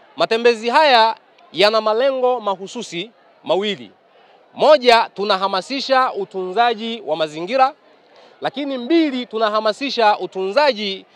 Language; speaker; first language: Swahili; native; Swahili